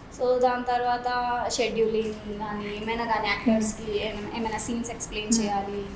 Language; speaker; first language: Telugu; non-native, local second language; Marathi